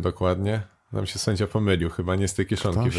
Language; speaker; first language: Polish; native; Polish